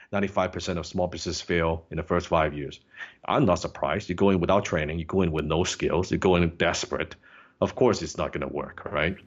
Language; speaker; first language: English; non-native, local second language; Cantonese